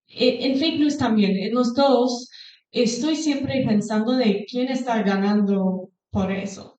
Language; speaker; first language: Spanish; non-native, fluent; English